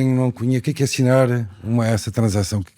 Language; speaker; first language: Portuguese; native; Portuguese